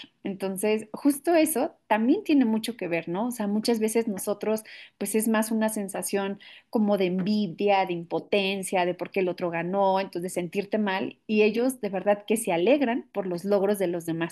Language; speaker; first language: Spanish; native; Spanish